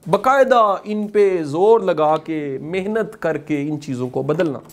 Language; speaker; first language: Urdu; non-native, local second language; Punjabi